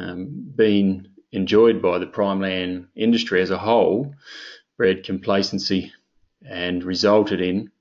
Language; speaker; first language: English; native; English